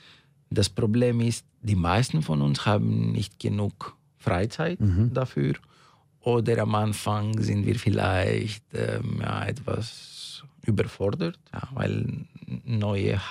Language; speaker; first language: German; non-native, fluent; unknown